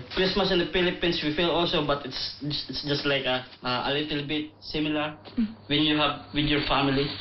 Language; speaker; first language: English; non-native, local second language; Cebuano